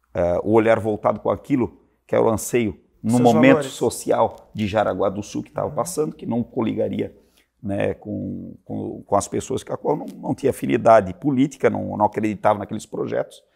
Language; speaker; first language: Portuguese; native; Portuguese